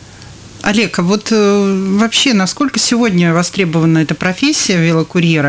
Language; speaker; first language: Russian; native; Russian